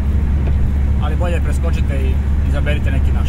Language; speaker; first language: Bosnian; native; Bosnian